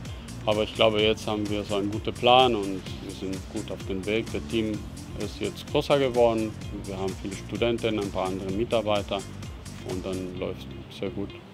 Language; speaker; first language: German; non-native, fluent; Spanish